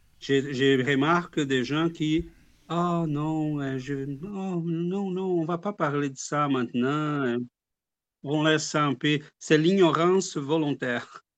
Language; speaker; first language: French; non-native, fluent; Portuguese